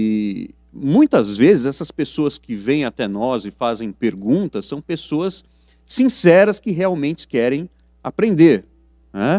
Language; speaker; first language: Portuguese; native; Portuguese